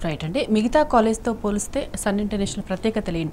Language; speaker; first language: Telugu; native; Telugu